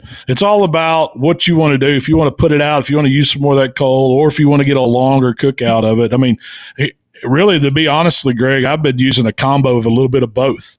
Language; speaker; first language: English; native; English